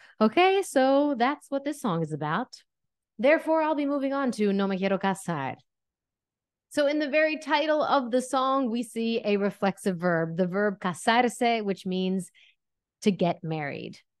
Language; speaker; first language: English; native; English